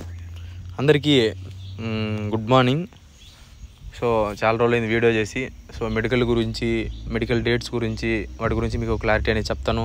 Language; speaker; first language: Telugu; native; Telugu